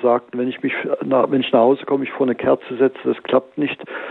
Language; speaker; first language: German; native; German